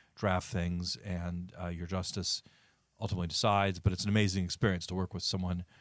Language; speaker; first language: English; native; English